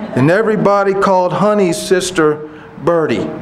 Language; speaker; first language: English; native; English